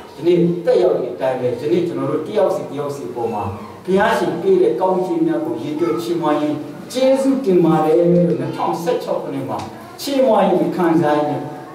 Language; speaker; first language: Burmese; non-native, local second language; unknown